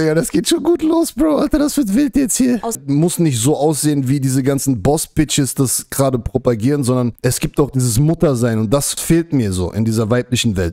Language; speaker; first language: German; native; German